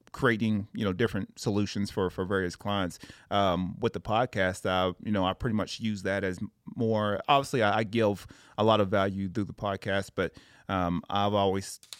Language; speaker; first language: English; native; English